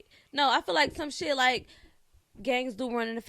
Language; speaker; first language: English; native; English